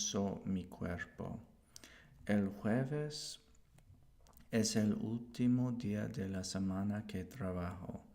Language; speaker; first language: Spanish; non-native, learner; English